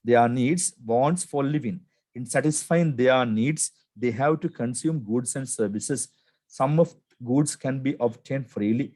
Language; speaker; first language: English; non-native, local second language; Sinhala